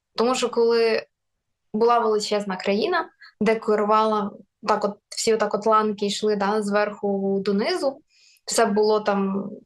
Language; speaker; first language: Ukrainian; non-native, local second language; Russian